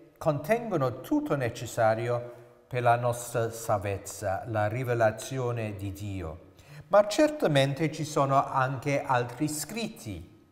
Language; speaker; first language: Italian; non-native, fluent; English